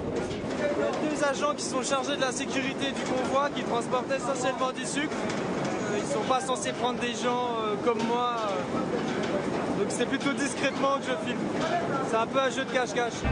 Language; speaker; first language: French; native; French